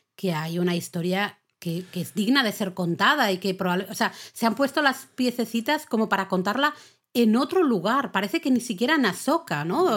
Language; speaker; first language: Spanish; native; Spanish